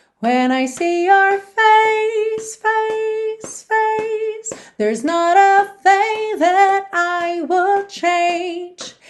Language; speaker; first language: English; non-native, fluent; Portuguese